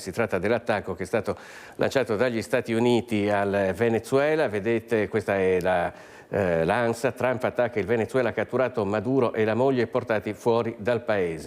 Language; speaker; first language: Italian; native; Italian